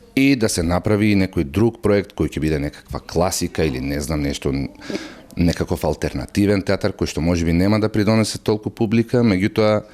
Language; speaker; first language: Macedonian; native; Macedonian